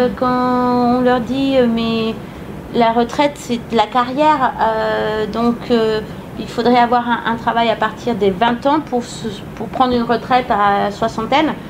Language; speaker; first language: French; non-native, fluent; Spanish